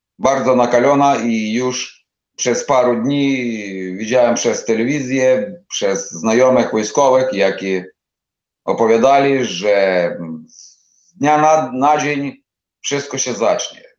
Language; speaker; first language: Polish; non-native, learner; Ukrainian